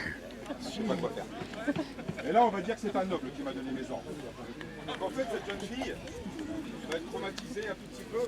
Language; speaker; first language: French; native; French